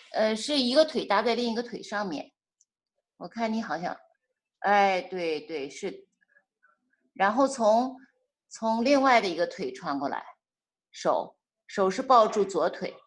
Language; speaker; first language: Chinese; native; Chinese